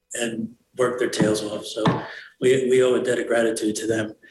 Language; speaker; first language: English; native; English